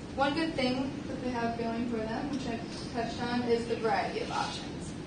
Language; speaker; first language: English; native; English